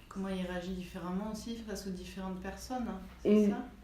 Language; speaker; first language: French; native; French